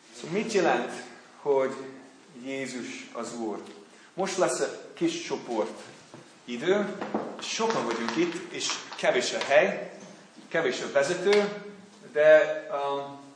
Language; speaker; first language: Hungarian; non-native, learner; English